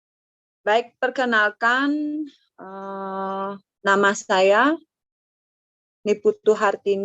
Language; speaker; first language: Indonesian; non-native, local second language; Balinese